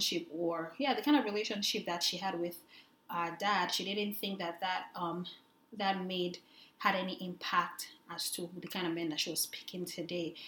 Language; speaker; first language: English; non-native, local second language; Yoruba